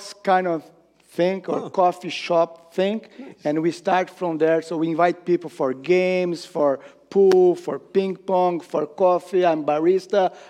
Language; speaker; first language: English; non-native, fluent; Portuguese